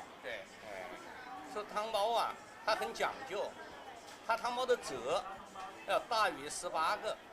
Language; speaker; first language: Chinese; native; Chinese